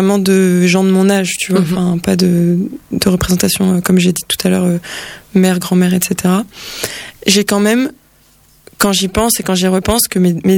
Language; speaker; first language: French; native; French